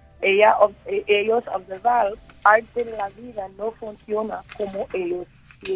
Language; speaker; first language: Spanish; non-native, learner; English